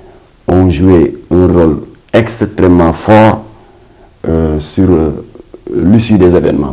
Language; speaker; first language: French; non-native, local second language; Wolof